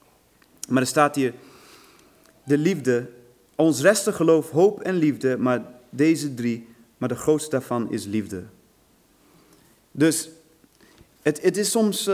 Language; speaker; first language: Dutch; non-native, fluent; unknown